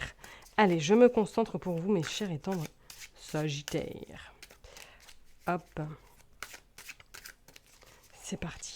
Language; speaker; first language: French; native; French